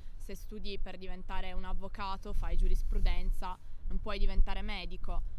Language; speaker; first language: Italian; native; Italian